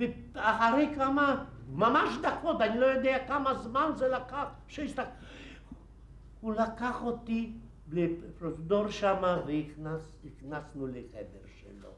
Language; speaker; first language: Hebrew; non-native, fluent; Polish